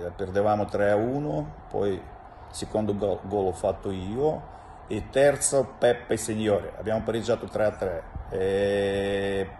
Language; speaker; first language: Italian; non-native, fluent; Russian